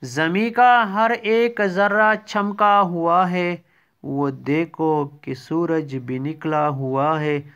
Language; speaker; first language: Urdu; non-native, local second language; Pashto